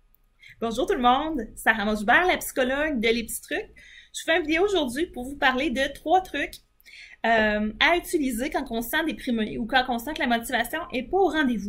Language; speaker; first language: French; native; French